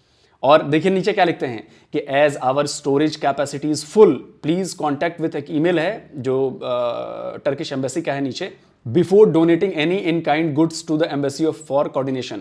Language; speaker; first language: Hindi; native; Hindi